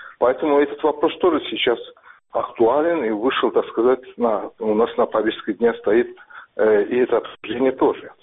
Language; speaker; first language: Russian; non-native, local second language; Azerbaijani